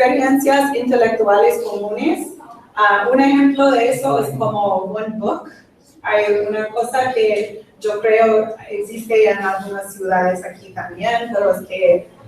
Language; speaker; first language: Spanish; non-native, fluent; English